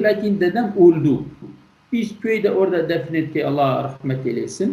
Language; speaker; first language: Turkish; non-native, learner; Kurdish